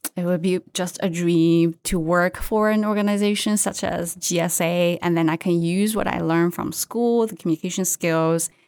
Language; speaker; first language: English; non-native, fluent; Chinese